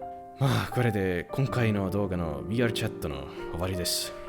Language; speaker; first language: Japanese; non-native, learner; Estonian